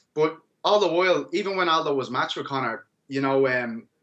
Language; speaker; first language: English; native; English